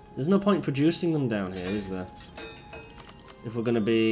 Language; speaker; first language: English; native; English